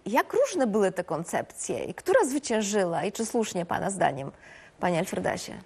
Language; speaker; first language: Polish; native; Polish